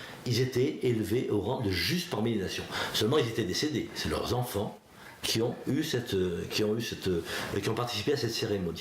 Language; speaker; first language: French; native; French